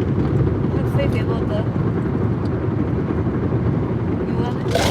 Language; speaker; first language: English; non-native, learner; Japanese